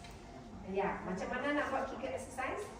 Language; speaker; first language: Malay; non-native, local second language; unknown